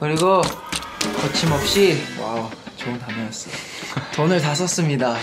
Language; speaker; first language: Korean; early bilingual, heritage; Korean